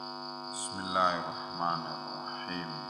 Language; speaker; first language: Arabic; non-native, fluent; Indonesian